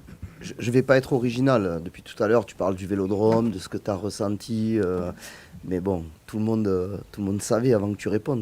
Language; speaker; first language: French; native; French